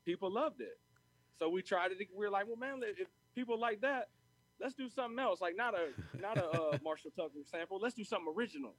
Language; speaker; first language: English; native; English